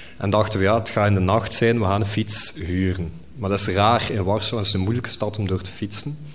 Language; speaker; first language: Dutch; native; Dutch